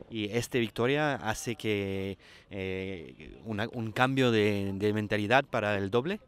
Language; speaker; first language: Spanish; non-native, learner; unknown